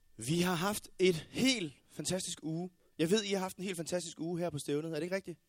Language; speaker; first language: Danish; native; Danish